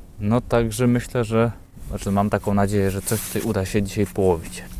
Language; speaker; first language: Polish; native; Polish